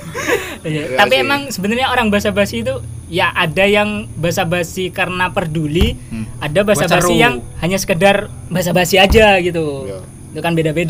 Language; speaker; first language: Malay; non-native, local second language; Javanese